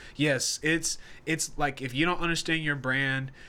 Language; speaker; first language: English; native; English